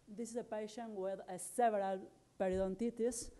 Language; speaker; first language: English; non-native, learner; Spanish